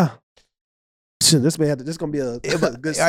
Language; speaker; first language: English; native; English